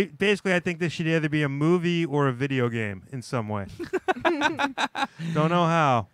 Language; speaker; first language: English; native; English